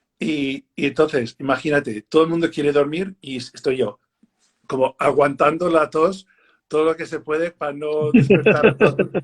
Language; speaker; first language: Spanish; non-native, fluent; English